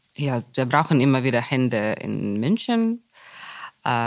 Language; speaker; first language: German; non-native, fluent; Ukrainian